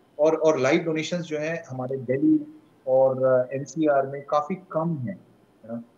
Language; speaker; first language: Hindi; native; Hindi